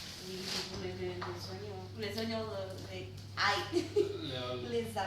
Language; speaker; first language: French; non-native, learner; Portuguese